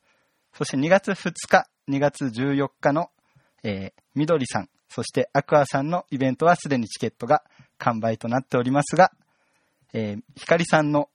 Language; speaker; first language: Japanese; native; Japanese